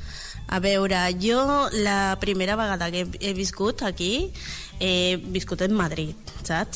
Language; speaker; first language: Catalan; non-native, learner; Spanish